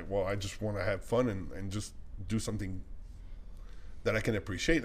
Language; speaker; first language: English; non-native, fluent; French